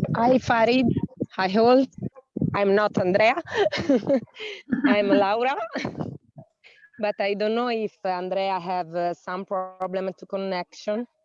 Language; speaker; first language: English; non-native, learner; Italian